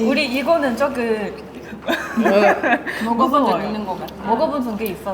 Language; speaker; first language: Korean; non-native, fluent; Chinese